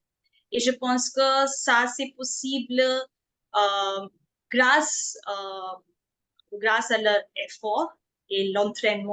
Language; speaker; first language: French; non-native, fluent; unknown